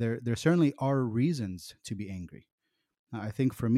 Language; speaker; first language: English; native; English